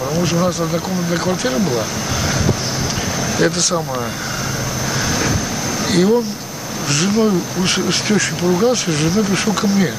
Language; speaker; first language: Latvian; non-native, local second language; Russian